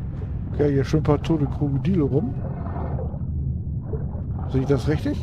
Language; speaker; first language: German; native; German